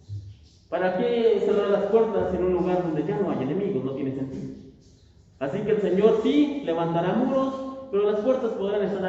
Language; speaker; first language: Spanish; native; Spanish